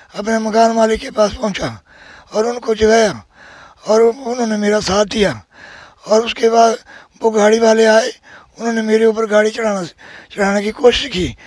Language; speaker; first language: Hindi; native; Hindi